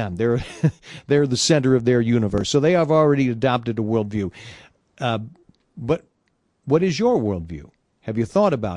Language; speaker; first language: English; native; English